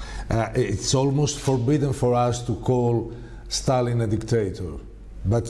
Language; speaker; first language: English; non-native, fluent; Greek